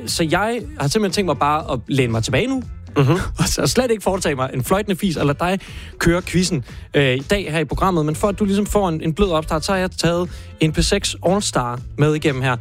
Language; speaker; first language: Danish; native; Danish